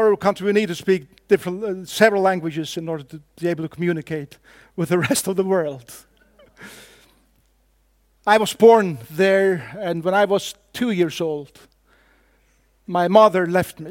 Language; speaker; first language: English; non-native, fluent; Faroese